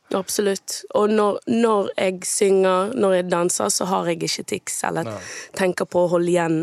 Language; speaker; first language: Norwegian; early bilingual, other home language; Portuguese